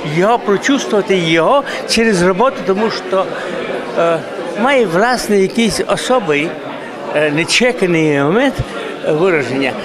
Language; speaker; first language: Ukrainian; native; Ukrainian